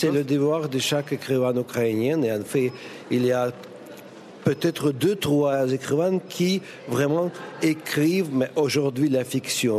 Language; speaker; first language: French; non-native, fluent; Russian